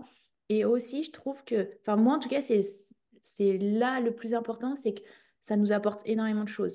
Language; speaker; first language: French; native; French